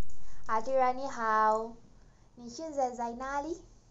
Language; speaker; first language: Chinese; non-native, learner; Malay